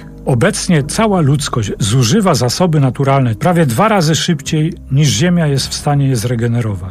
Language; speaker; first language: Polish; native; Polish